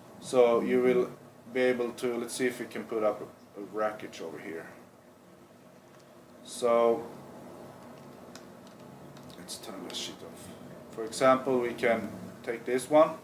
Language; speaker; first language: English; non-native, fluent; Swedish